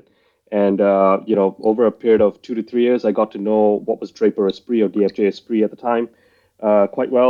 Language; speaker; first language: English; non-native, local second language; Tamil